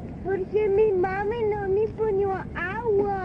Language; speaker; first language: Spanish; early bilingual, heritage; Spanish